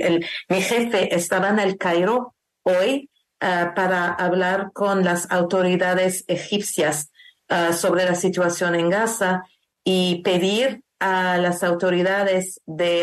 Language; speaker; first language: Spanish; non-native, learner; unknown